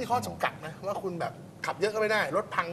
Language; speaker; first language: Thai; native; Thai